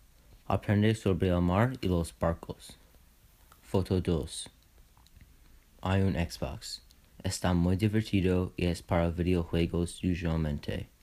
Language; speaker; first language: Spanish; non-native, learner; English